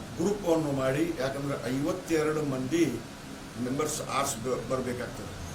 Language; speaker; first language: Kannada; non-native, local second language; Urdu